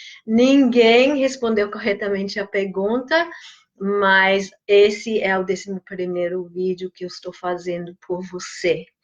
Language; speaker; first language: Portuguese; non-native, fluent; English